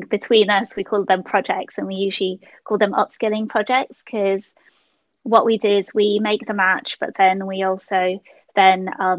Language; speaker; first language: English; native; English